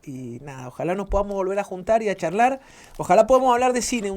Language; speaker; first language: Spanish; native; Spanish